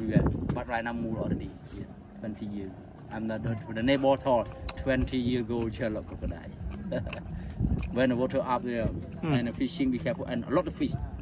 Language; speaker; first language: English; non-native, learner; Khmer